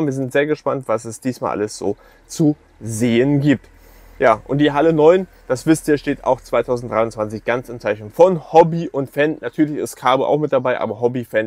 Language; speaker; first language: German; native; German